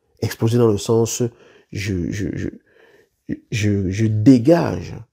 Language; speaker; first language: French; native; French